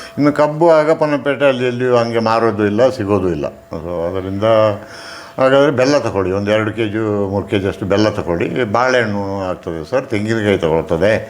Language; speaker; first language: Kannada; non-native, local second language; Kodava